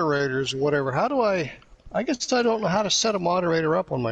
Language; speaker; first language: English; native; English